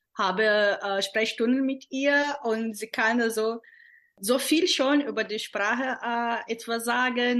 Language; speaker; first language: German; non-native, fluent; Portuguese